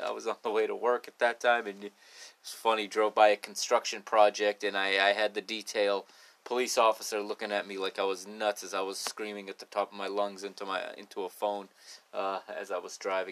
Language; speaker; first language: English; early bilingual, other home language; Portuguese